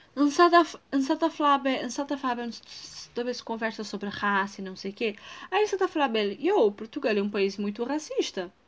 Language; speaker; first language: Portuguese; non-native, local second language; Kabuverdianu